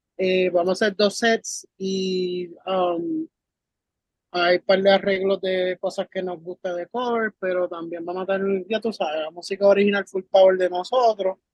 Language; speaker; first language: Spanish; early bilingual, heritage; Spanish